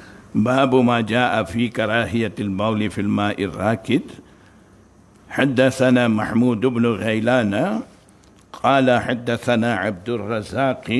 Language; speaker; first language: Arabic; non-native, fluent; Malay